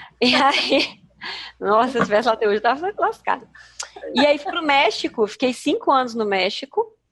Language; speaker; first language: Portuguese; native; Portuguese